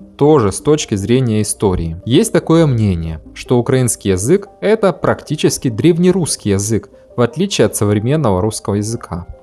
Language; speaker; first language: Russian; native; Russian